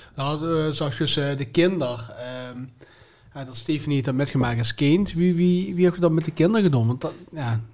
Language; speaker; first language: Dutch; native; Dutch